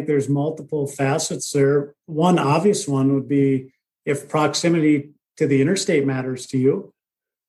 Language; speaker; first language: English; native; English